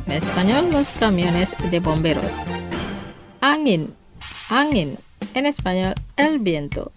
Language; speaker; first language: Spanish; non-native, fluent; Indonesian